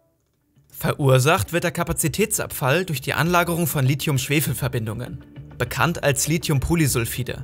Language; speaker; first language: German; native; German